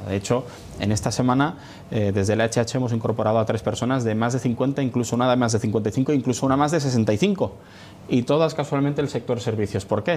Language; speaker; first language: Spanish; native; Spanish